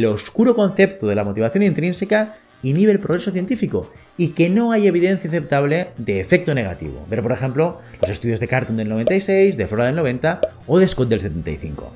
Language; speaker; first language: Spanish; native; Spanish